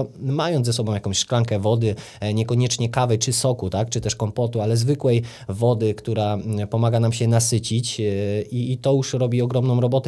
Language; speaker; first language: Polish; native; Polish